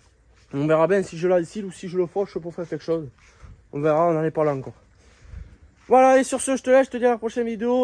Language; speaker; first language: French; native; French